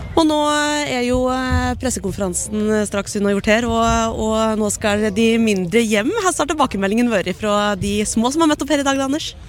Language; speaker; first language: Norwegian; native; Norwegian